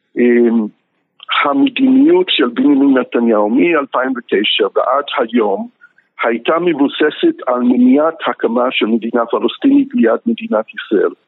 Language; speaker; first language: Hebrew; non-native, fluent; English